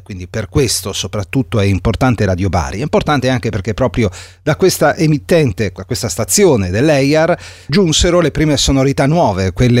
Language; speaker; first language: Italian; native; Italian